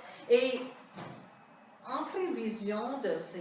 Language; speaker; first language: French; native; French